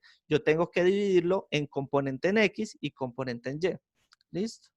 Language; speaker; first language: Spanish; native; Spanish